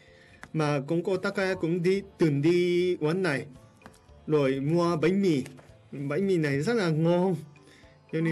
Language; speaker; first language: Vietnamese; non-native, fluent; Japanese